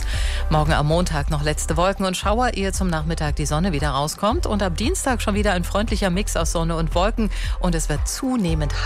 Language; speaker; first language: German; native; German